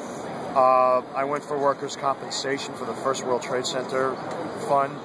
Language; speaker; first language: English; native; English